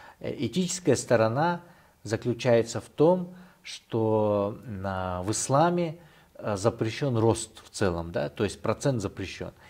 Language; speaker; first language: Russian; non-native, local second language; Kyrgyz